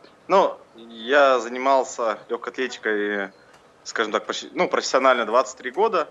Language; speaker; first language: Russian; native; Russian